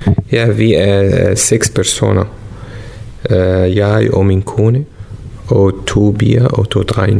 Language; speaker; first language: Danish; non-native, learner; Arabic